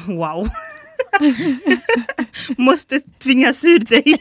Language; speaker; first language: Swedish; early bilingual, other home language; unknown